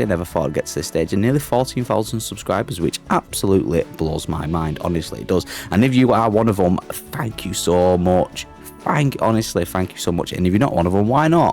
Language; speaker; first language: English; native; English